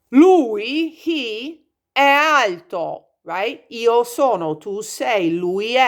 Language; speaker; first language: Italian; non-native, fluent; English